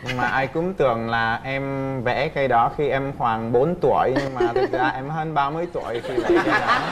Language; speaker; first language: Vietnamese; non-native, fluent; Czech